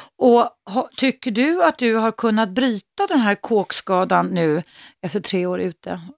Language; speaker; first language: Swedish; native; Swedish